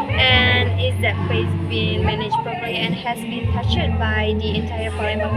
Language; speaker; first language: English; non-native, learner; Indonesian